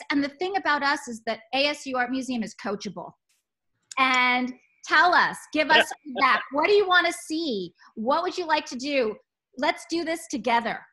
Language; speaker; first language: English; native; English